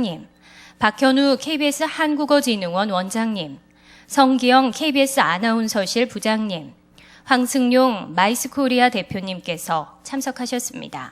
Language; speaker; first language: Korean; native; Korean